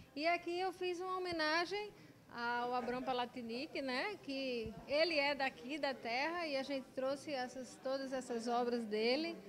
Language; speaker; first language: Portuguese; native; Portuguese